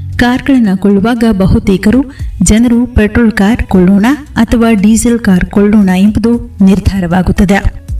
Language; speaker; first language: Kannada; native; Kannada